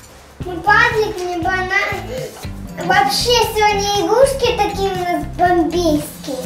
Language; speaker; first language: Russian; native; Russian